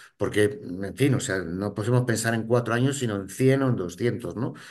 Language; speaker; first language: Spanish; native; Spanish